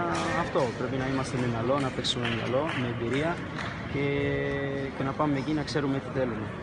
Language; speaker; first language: Greek; non-native, fluent; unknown